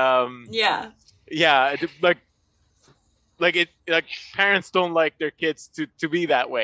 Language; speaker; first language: English; non-native, fluent; Persian